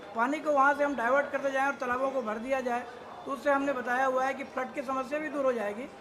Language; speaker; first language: Hindi; native; Hindi